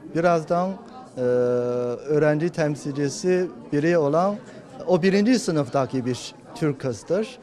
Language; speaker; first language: Turkish; non-native, fluent; Chinese